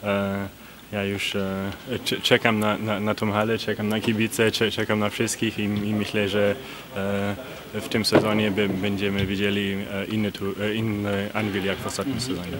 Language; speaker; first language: Polish; early bilingual, heritage; Polish